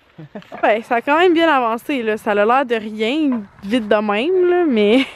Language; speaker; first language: French; native; French